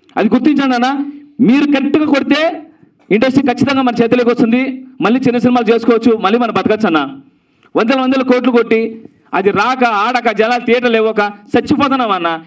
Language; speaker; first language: Telugu; native; Telugu